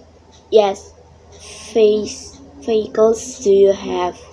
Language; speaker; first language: English; non-native, learner; Indonesian